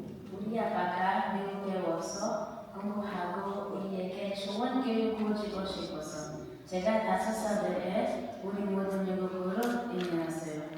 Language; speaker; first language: Korean; non-native, learner; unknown